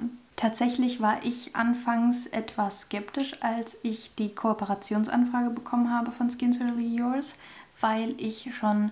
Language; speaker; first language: German; native; German